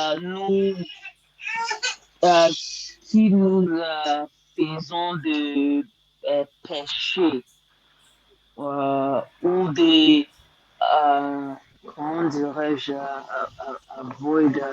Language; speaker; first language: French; non-native, learner; English